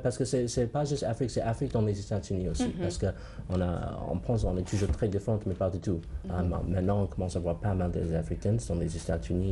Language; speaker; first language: French; non-native, learner; English